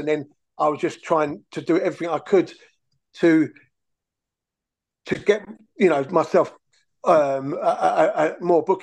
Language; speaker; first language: English; native; English